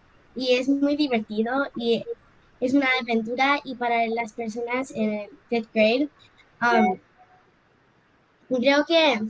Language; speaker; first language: Spanish; early bilingual, heritage; Spanish